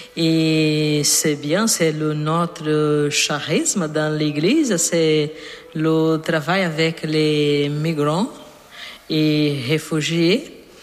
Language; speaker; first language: French; non-native, learner; Portuguese